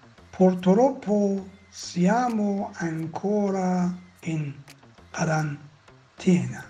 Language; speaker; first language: Italian; non-native, learner; Persian